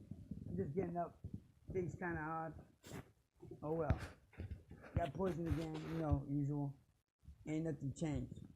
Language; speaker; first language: English; native; English